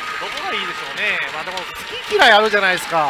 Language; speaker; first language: Japanese; native; Japanese